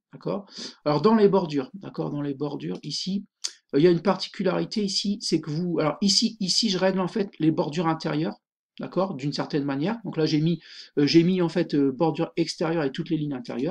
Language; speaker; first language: French; native; French